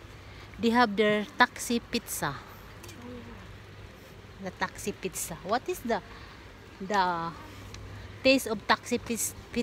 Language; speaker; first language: English; non-native, local second language; Filipino